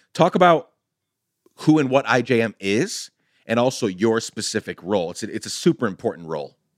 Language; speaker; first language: English; native; English